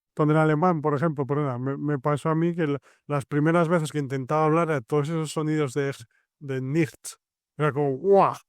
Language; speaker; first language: Spanish; native; Spanish